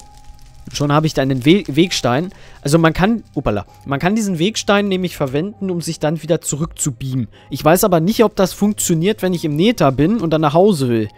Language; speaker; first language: German; native; German